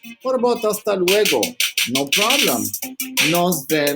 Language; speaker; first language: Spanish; non-native, learner; English